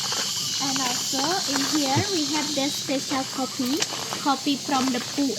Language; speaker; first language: English; non-native, local second language; Indonesian